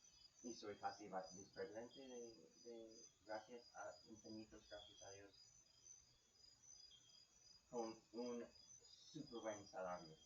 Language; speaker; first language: Spanish; non-native, fluent; English